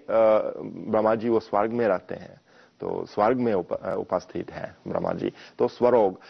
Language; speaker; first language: Hindi; non-native, fluent; Russian